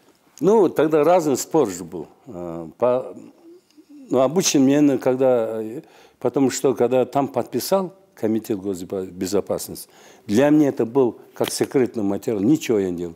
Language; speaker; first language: Russian; non-native, local second language; Kyrgyz